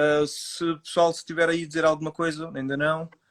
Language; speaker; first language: Portuguese; native; Portuguese